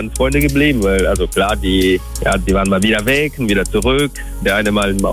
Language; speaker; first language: German; non-native, fluent; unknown